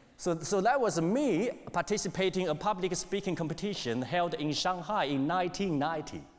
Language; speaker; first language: English; non-native, fluent; Chinese